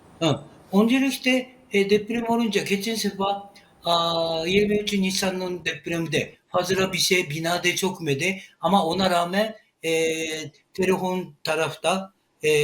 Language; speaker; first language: Turkish; non-native, learner; Japanese